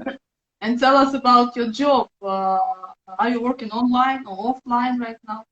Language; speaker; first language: English; non-native, learner; Russian